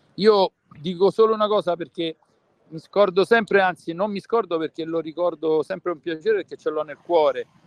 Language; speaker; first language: Italian; native; Italian